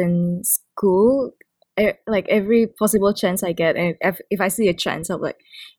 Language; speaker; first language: English; non-native, local second language; Malay